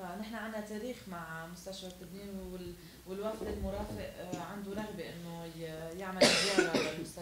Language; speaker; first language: Arabic; native; Arabic